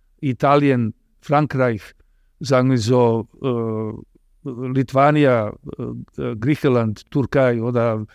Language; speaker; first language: German; non-native, fluent; Serbian